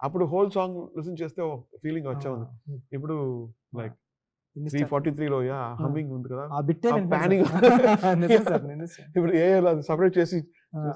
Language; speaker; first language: Telugu; non-native, learner; Tamil